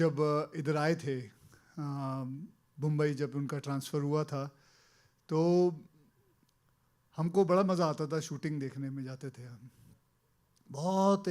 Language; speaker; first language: Hindi; native; Hindi